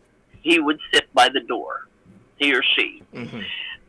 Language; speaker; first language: English; native; English